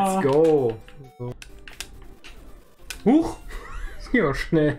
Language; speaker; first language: German; native; German